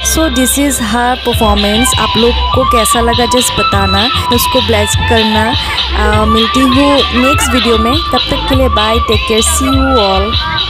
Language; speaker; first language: Hindi; non-native, local second language; Assamese